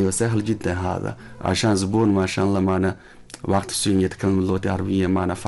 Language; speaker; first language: Arabic; non-native, learner; Chinese